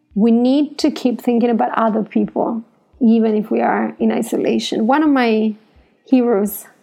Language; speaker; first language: English; non-native, fluent; Italian